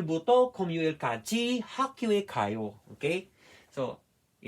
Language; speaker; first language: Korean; non-native, fluent; Filipino